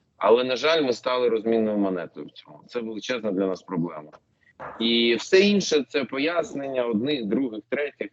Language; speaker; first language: Ukrainian; non-native, local second language; Russian